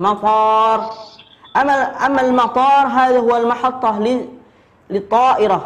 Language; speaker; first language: Arabic; non-native, fluent; Indonesian